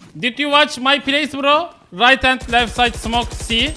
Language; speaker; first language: English; non-native, learner; Turkish